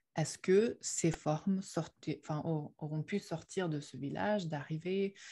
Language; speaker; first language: French; non-native, fluent; Chinese